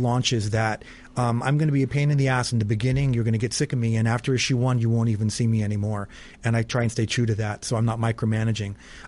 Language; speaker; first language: English; native; English